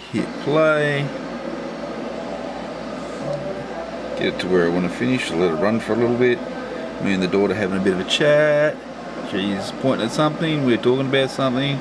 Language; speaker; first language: English; native; English